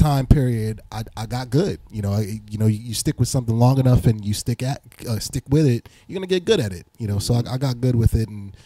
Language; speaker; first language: English; native; English